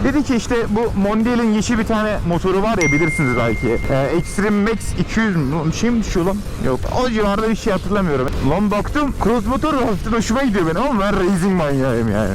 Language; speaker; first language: Turkish; native; Turkish